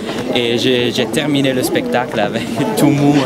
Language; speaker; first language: French; non-native, fluent; Italian